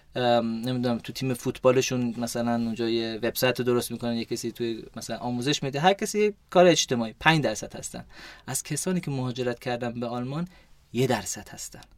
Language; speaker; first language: Persian; early bilingual, heritage; Persian